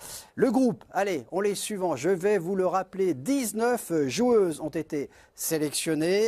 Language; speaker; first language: French; native; French